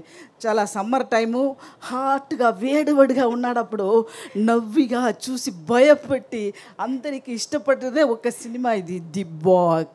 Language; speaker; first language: Telugu; non-native, local second language; Tamil